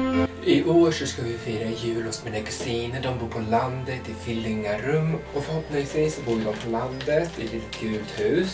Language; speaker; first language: Swedish; native; Swedish